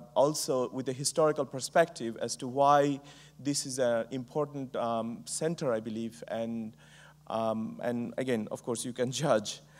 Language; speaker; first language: English; non-native, local second language; Bangla